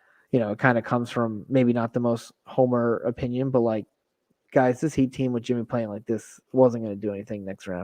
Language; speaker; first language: English; native; English